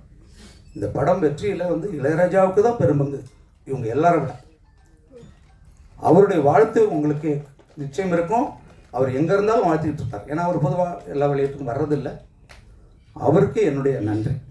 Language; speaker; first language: Tamil; native; Tamil